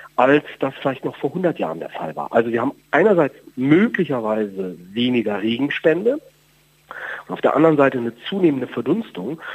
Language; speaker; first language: German; native; German